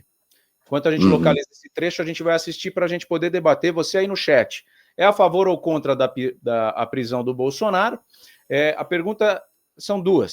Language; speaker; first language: Portuguese; native; Portuguese